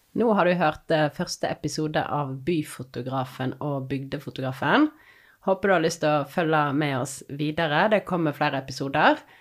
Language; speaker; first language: Norwegian; native; Norwegian